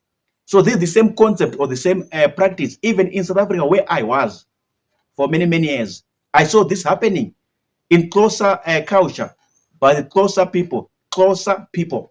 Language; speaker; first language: English; non-native, local second language; Shona